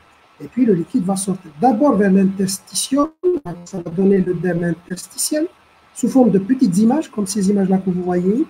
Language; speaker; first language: French; non-native, local second language; Arabic